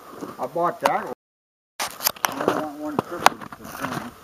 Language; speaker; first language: English; native; English